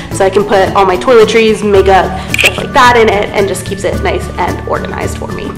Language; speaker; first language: English; native; English